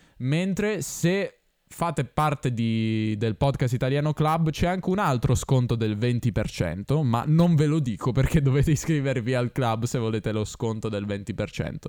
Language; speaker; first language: Italian; native; Italian